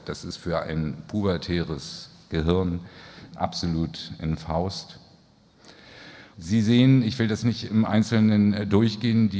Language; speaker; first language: German; native; German